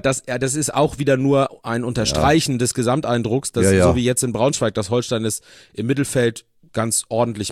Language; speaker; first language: German; native; German